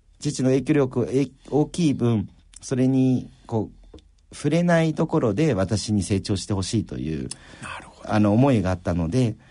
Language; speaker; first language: Japanese; early bilingual, other home language; Chinese